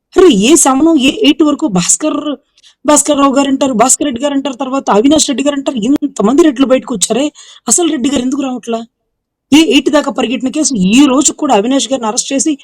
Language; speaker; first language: Telugu; native; Telugu